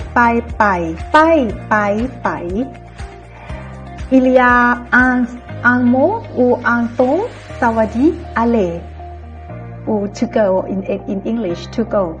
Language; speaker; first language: French; non-native, fluent; Thai